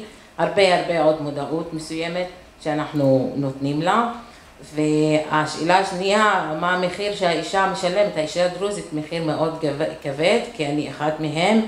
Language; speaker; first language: Hebrew; non-native, local second language; Arabic